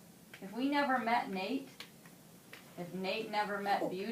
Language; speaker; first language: English; native; English